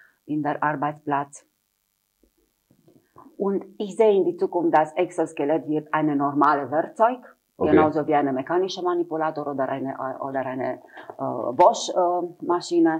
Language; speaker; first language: German; non-native, fluent; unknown